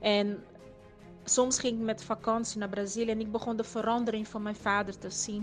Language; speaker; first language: Dutch; non-native, fluent; Portuguese